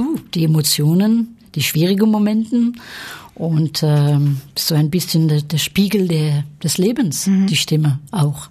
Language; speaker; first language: German; early bilingual, heritage; French